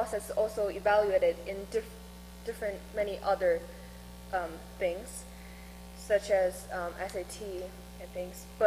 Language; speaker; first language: English; non-native, fluent; Chinese